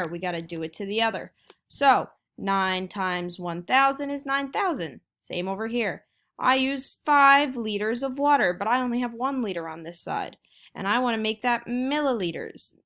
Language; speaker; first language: English; native; English